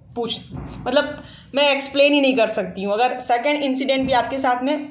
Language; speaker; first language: Hindi; native; Hindi